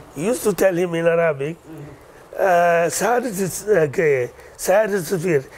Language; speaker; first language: English; non-native, local second language; Wolof